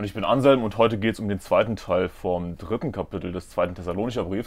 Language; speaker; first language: German; native; German